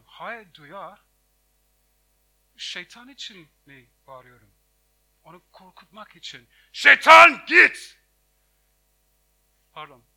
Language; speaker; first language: Turkish; non-native, fluent; English